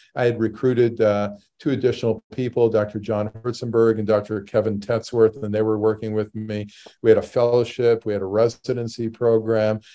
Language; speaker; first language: English; native; English